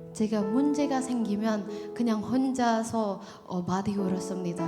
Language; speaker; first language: Korean; non-native, learner; Indonesian